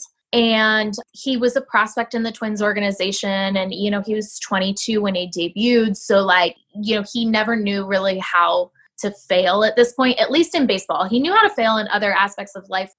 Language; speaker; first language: English; native; English